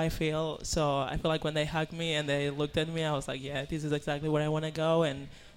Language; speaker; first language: English; non-native, fluent; Spanish